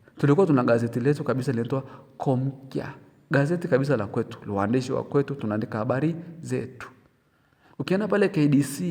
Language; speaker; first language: Swahili; non-native, local second language; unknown